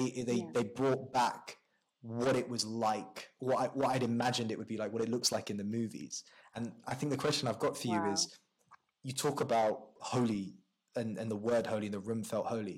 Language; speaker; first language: English; native; English